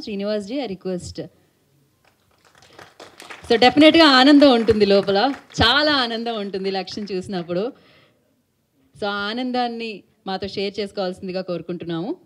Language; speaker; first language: Telugu; native; Telugu